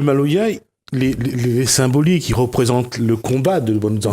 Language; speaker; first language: French; non-native, local second language; Réunion Creole French